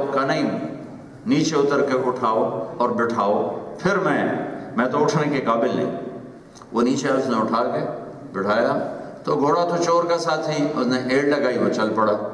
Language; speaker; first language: Urdu; non-native, local second language; Punjabi